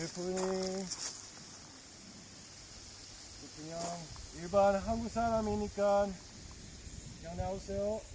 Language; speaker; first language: Korean; early bilingual, heritage; Korean